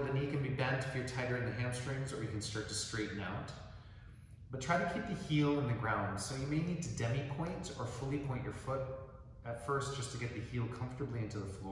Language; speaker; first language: English; native; English